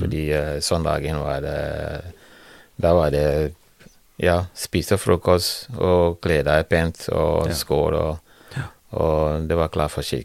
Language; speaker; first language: Norwegian; non-native, fluent; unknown